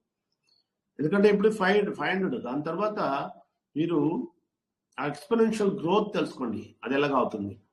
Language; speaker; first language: Telugu; non-native, learner; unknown